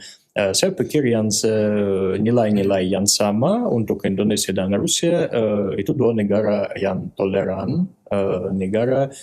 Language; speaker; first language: Indonesian; non-native, fluent; Russian